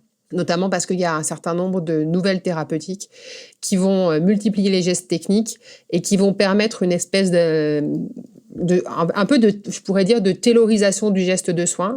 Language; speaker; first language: French; native; French